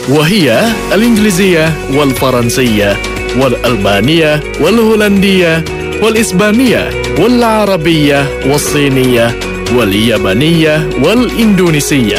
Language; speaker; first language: Arabic; non-native, fluent; Indonesian